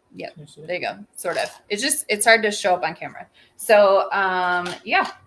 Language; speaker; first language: English; native; English